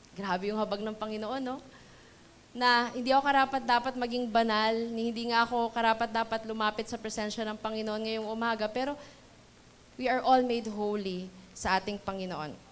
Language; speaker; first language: Filipino; native; Filipino